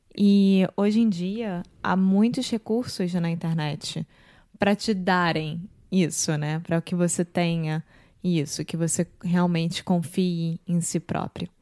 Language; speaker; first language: Portuguese; native; Portuguese